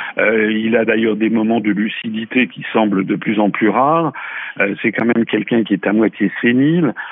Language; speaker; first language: French; native; French